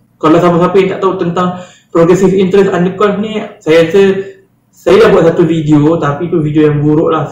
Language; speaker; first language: Malay; native; Malay